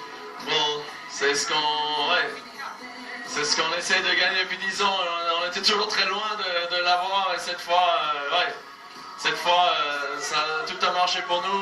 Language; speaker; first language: French; non-native, local second language; German